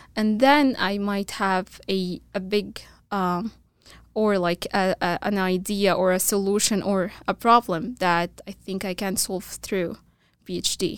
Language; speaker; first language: English; non-native, fluent; Arabic